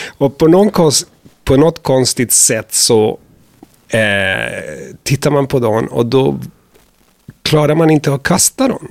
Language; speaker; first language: Swedish; non-native, fluent; Spanish